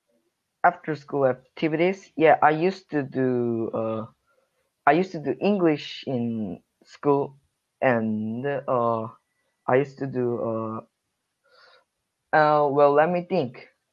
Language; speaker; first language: English; non-native, learner; Korean